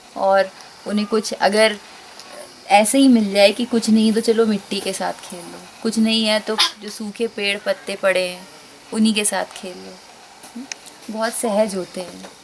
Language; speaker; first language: Hindi; native; Hindi